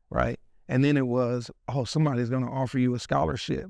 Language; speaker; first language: English; native; English